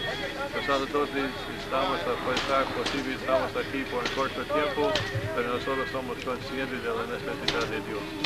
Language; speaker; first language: Spanish; non-native, learner; English